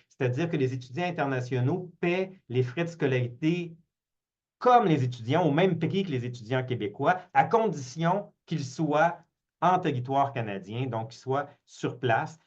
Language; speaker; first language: French; native; French